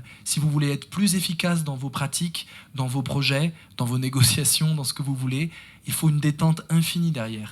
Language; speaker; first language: French; native; French